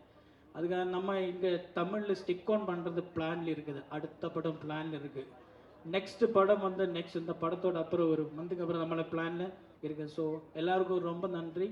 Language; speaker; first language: Tamil; non-native, learner; Malayalam